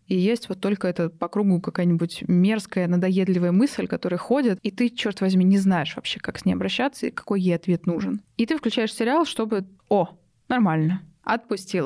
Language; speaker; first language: Russian; native; Russian